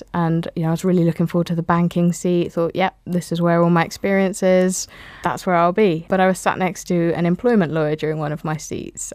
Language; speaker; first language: English; native; English